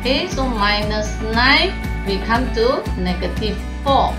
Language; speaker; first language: English; non-native, local second language; Chinese